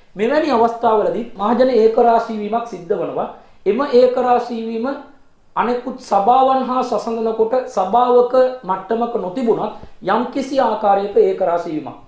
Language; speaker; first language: Sinhala; non-native, local second language; Tamil